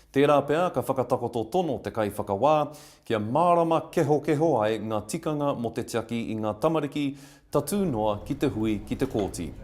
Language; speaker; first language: Māori; non-native, local second language; English